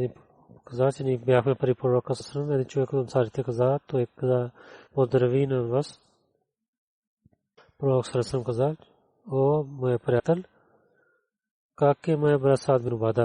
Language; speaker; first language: Bulgarian; non-native, learner; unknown